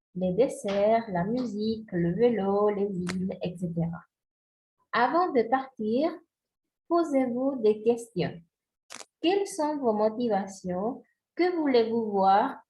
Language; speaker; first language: French; non-native, fluent; Spanish